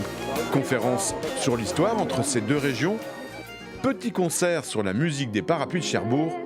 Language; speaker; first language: French; native; French